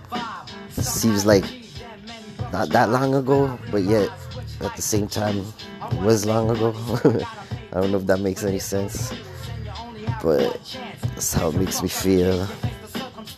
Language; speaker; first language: English; native; English